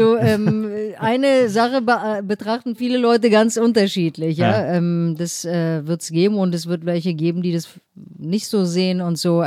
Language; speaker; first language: German; native; German